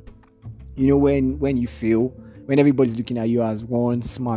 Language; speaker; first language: English; non-native, local second language; Igbo